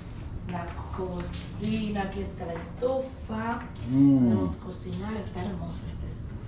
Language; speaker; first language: Spanish; native; Spanish